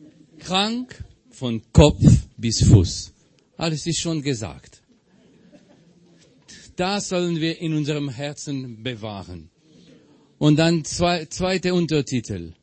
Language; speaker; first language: German; non-native, fluent; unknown